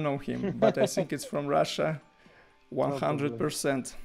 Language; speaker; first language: English; non-native, learner; Russian